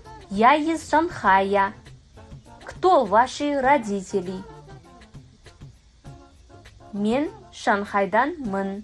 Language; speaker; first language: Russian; non-native, fluent; Kazakh